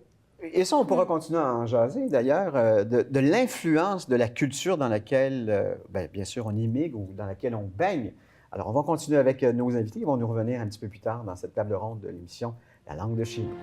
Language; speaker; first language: French; native; French